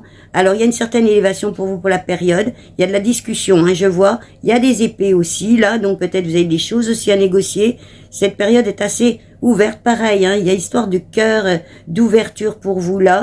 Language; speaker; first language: French; native; French